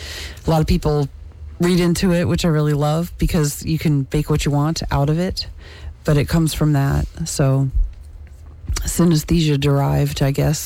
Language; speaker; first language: English; native; English